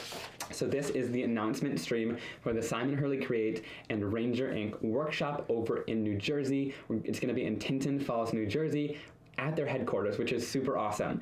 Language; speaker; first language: English; native; English